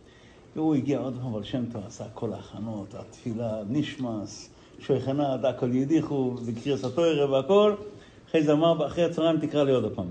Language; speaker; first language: Hebrew; non-native, fluent; Yiddish